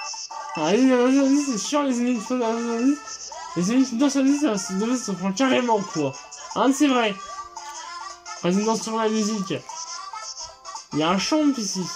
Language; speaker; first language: French; native; French